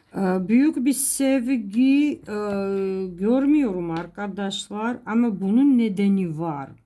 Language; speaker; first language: Turkish; non-native, fluent; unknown